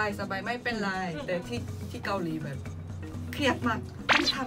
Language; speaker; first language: Thai; non-native, learner; Korean